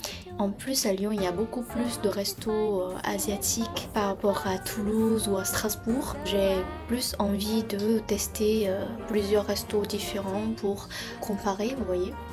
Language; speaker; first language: French; non-native, fluent; Vietnamese